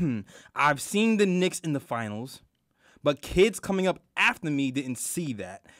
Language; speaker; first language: English; native; English